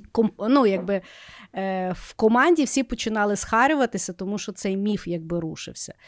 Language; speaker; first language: Ukrainian; native; Ukrainian